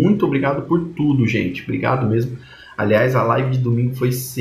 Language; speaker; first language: Portuguese; native; Portuguese